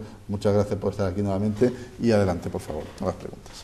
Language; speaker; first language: Spanish; native; Spanish